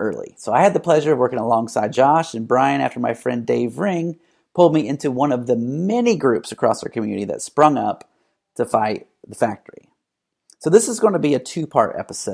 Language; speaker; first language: English; native; English